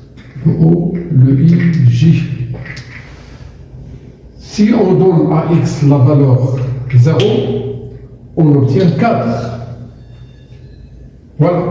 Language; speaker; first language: French; non-native, local second language; Arabic